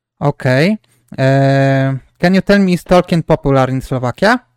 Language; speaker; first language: English; non-native, learner; Polish